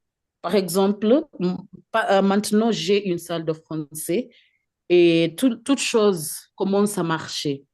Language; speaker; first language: French; non-native, fluent; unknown